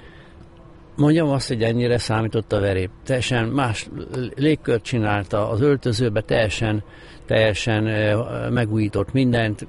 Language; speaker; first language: Hungarian; native; Hungarian